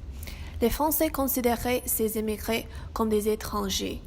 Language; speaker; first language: French; non-native, learner; English